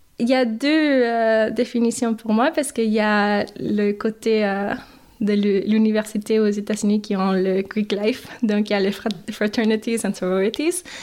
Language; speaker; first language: French; non-native, fluent; English